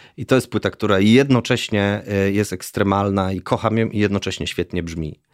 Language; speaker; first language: Polish; native; Polish